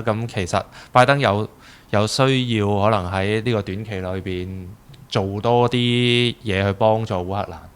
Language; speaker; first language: Cantonese; native; Cantonese